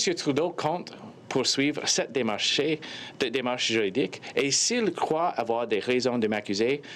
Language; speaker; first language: French; non-native, fluent; English